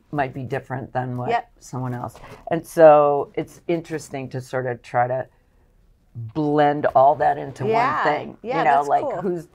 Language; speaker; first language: English; native; English